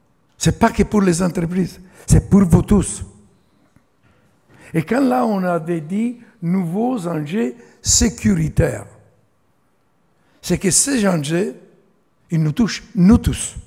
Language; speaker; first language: French; non-native, fluent; Italian